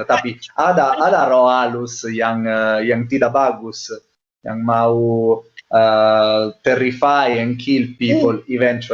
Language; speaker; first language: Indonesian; non-native, learner; Italian